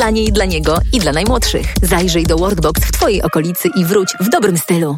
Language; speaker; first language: Polish; native; Polish